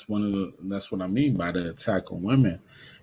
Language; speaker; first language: English; native; English